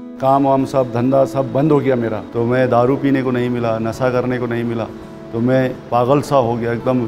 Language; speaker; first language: Hindi; early bilingual, other home language; Nepali